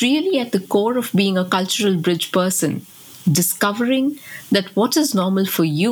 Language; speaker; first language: English; non-native, local second language; Bangla